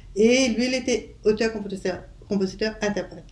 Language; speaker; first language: French; non-native, fluent; English